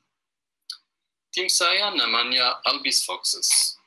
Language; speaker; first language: Indonesian; non-native, learner; German